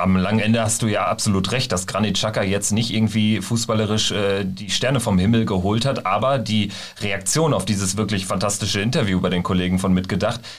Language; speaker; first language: German; native; German